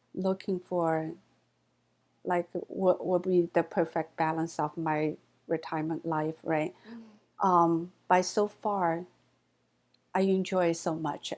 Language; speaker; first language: English; non-native, fluent; Chinese